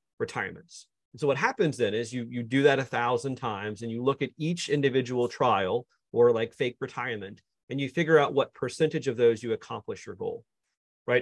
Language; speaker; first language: English; native; English